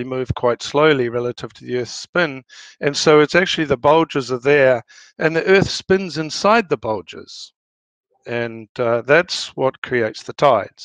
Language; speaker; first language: English; native; English